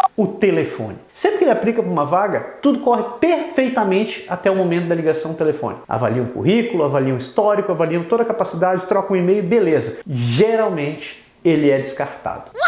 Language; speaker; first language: Portuguese; native; Portuguese